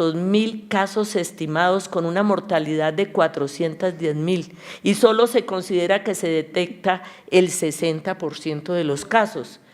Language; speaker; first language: Spanish; native; Spanish